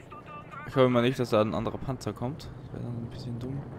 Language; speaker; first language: German; native; German